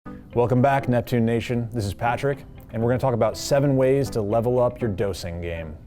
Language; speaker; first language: English; native; English